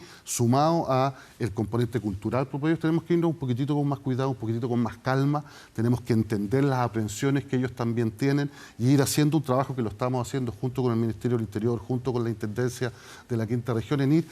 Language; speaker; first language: Spanish; native; Spanish